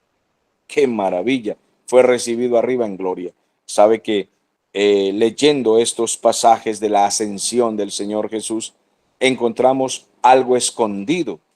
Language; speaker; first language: Spanish; native; Spanish